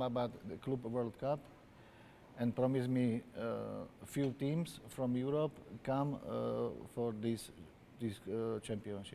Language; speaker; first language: English; non-native, learner; Slovak